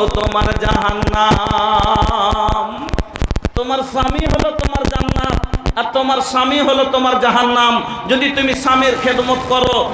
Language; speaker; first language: Bangla; non-native, local second language; Bhojpuri